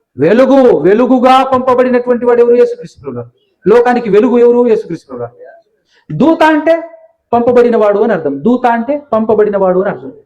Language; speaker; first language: Telugu; non-native, local second language; Lambadi